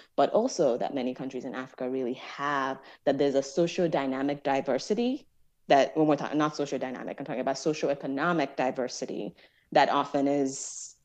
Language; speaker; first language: English; non-native, local second language; Yoruba